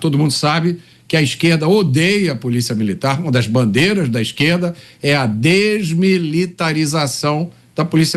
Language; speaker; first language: Portuguese; native; Portuguese